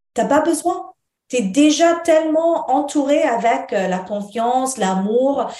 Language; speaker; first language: French; non-native, fluent; Arabic